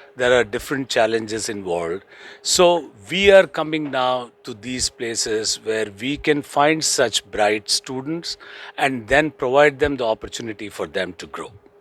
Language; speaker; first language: English; non-native, local second language; Tamil